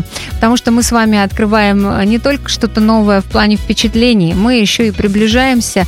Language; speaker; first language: Russian; native; Russian